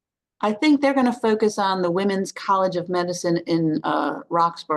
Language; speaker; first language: English; native; English